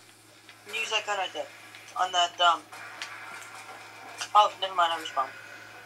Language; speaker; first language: English; native; English